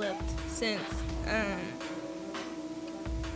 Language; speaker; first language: English; native; English